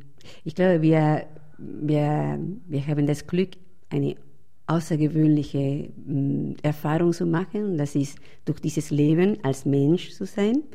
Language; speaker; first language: German; non-native, fluent; Spanish